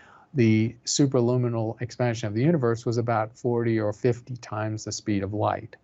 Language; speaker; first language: English; native; English